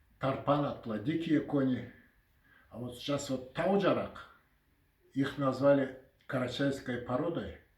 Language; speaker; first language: Russian; non-native, local second language; Karachay-Balkar